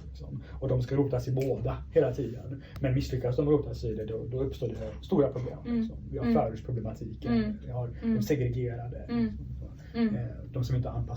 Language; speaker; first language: Swedish; early bilingual, other home language; Persian